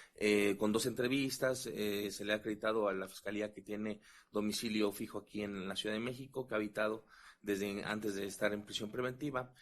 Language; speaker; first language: Spanish; native; Spanish